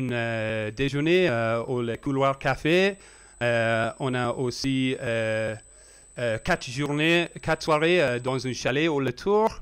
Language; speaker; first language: French; non-native, learner; English